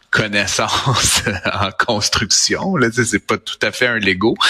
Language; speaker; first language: French; native; French